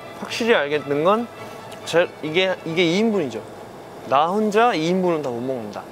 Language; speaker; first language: Korean; native; Korean